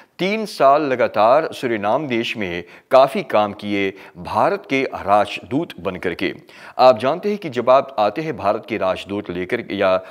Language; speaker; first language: Hindi; early bilingual, heritage; Hindi